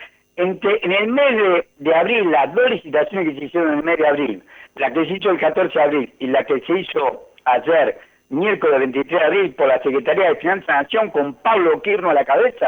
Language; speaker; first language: Spanish; native; Spanish